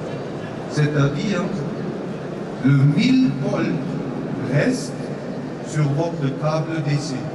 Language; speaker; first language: French; non-native, learner; German